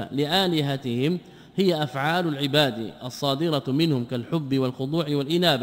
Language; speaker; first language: Arabic; native; Arabic